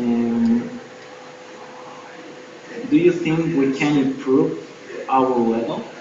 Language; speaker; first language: English; non-native, learner; Spanish